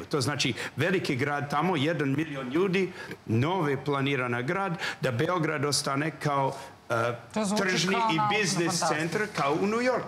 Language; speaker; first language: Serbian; non-native, learner; English